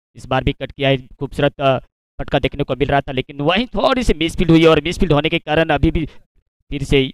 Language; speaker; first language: Hindi; non-native, local second language; Marathi